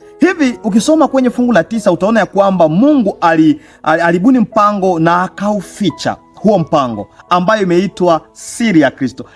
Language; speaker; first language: Swahili; native; Swahili